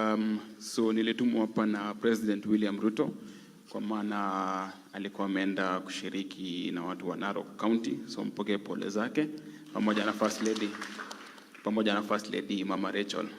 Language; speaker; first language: Swahili; non-native, local second language; Kalenjin